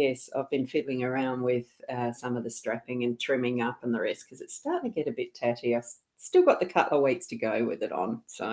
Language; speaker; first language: English; native; English